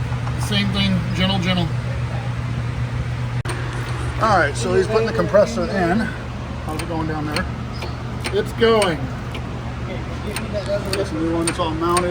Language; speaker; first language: English; native; English